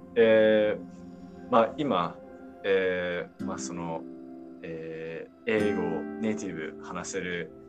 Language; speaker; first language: Japanese; non-native, fluent; English